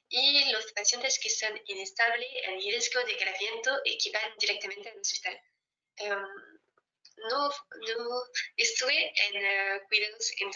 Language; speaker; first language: Spanish; non-native, fluent; French